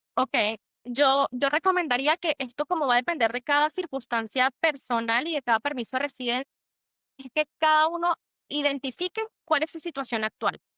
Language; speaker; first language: Spanish; native; Spanish